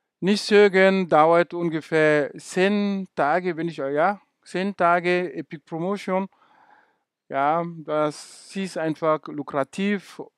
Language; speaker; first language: German; non-native, fluent; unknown